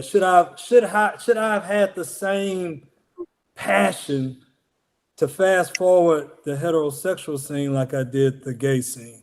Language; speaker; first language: English; native; English